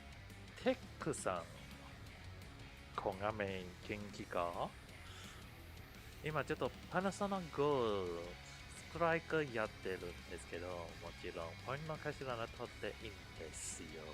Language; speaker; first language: Japanese; non-native, fluent; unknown